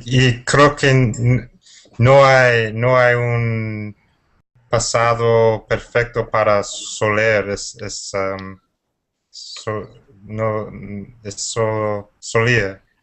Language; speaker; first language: Spanish; non-native, fluent; English